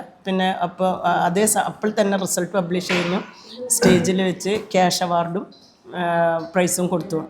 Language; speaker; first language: Malayalam; native; Malayalam